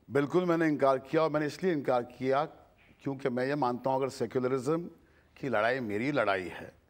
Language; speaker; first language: Hindi; native; Hindi